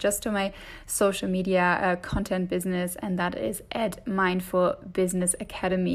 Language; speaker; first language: English; non-native, fluent; German